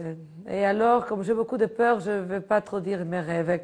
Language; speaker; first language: French; non-native, fluent; Spanish